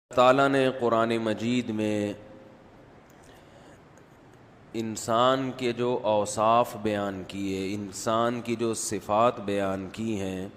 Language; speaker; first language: Urdu; native; Urdu